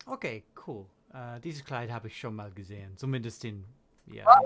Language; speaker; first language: German; non-native, learner; English